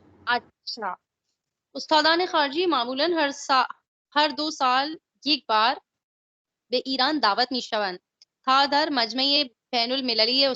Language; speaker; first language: Persian; non-native, learner; Urdu